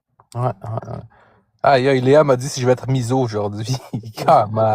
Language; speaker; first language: French; native; French